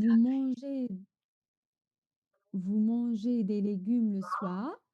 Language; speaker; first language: French; non-native, fluent; Chinese